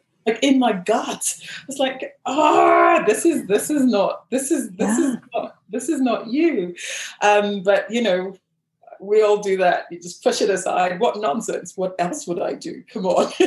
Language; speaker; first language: English; non-native, local second language; Igbo